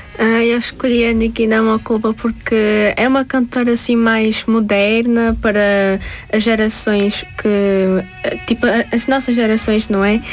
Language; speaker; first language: Portuguese; early bilingual, other home language; Tajik